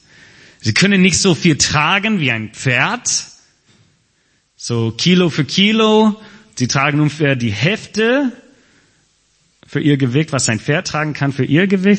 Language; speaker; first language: German; non-native, fluent; English